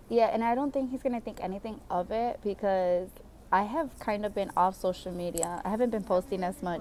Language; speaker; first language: English; early bilingual, other home language; Spanish